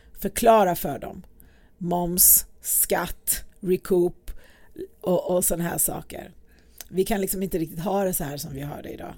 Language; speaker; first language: Swedish; early bilingual, other home language; Persian